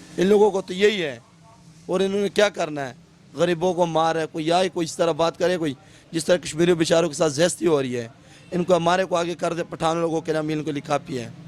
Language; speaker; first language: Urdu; non-native, local second language; Pashto